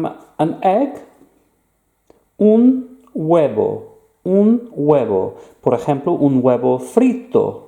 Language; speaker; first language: Spanish; non-native, fluent; English